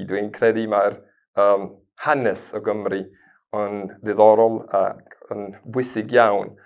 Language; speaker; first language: Welsh; non-native, learner; Spanish